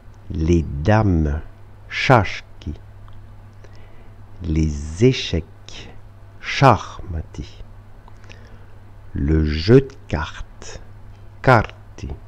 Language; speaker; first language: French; non-native, fluent; Russian